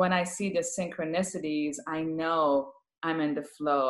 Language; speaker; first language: English; non-native, fluent; Persian